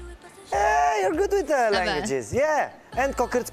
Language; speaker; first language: English; non-native, fluent; Romanian